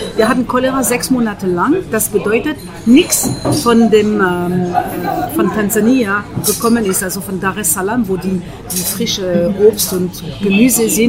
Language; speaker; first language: German; non-native, fluent; French